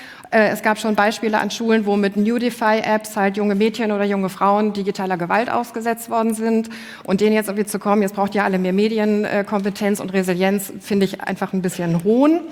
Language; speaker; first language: German; native; German